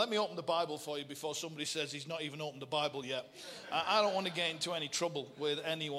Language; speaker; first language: English; native; English